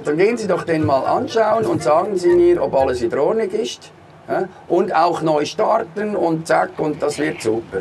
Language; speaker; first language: German; native; German